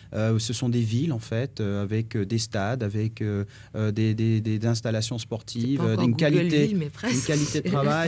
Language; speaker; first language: French; native; French